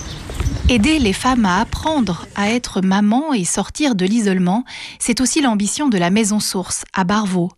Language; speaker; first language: French; native; French